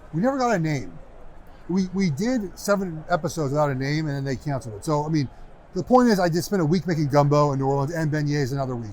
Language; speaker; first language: English; native; English